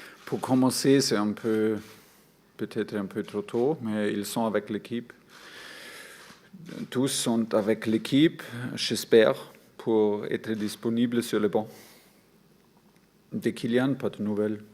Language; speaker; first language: French; non-native, fluent; German